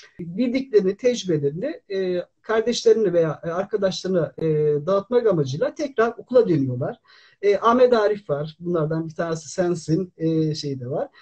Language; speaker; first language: Turkish; native; Turkish